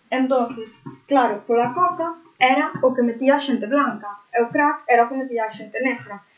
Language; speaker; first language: Galician; non-native, local second language; Spanish